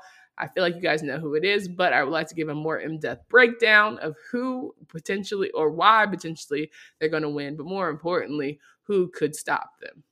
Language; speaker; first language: English; native; English